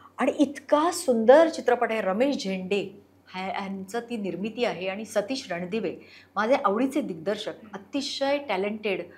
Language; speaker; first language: Marathi; non-native, local second language; Konkani